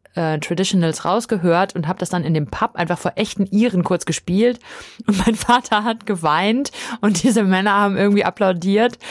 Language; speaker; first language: German; native; German